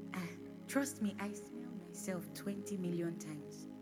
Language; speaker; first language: English; non-native, local second language; Bini